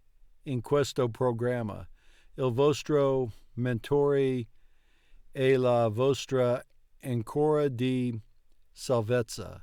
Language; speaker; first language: Italian; non-native, learner; English